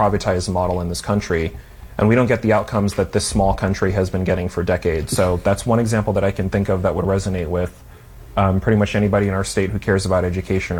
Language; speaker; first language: English; native; English